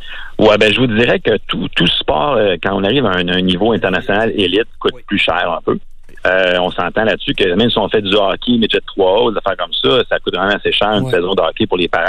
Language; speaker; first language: French; native; French